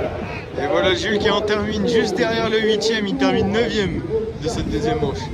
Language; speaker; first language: French; native; French